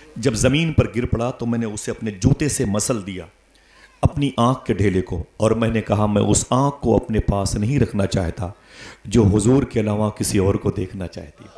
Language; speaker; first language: Urdu; native; Urdu